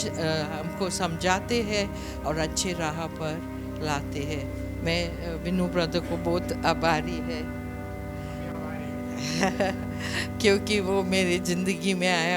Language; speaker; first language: Hindi; non-native, local second language; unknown